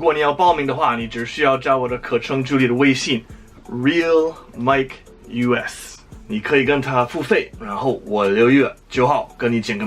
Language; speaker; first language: Chinese; non-native, fluent; English